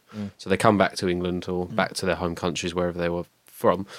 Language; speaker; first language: English; native; English